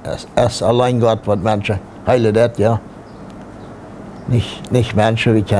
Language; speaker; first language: German; non-native, local second language; Plautdietsch